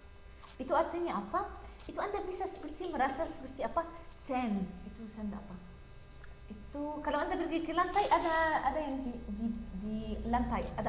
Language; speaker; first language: Indonesian; non-native, learner; Arabic